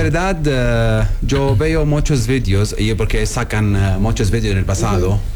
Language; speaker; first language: Spanish; non-native, learner; Arabic